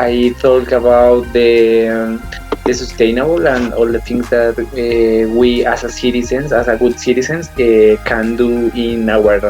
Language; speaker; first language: English; non-native, learner; Spanish